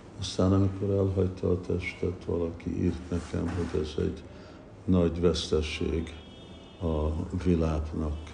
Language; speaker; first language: Hungarian; early bilingual, heritage; Hungarian